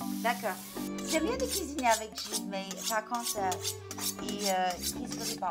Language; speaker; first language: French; non-native, learner; English